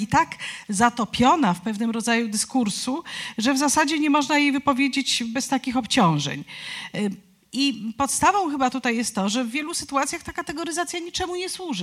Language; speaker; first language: Polish; native; Polish